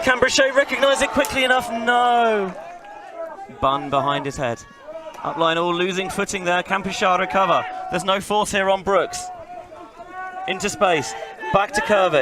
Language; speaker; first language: English; native; English